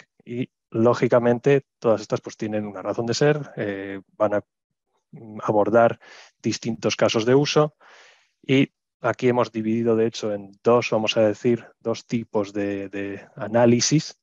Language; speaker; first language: Spanish; native; Spanish